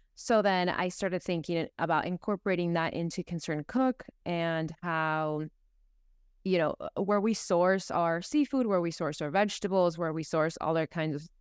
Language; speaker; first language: English; early bilingual, other home language; Spanish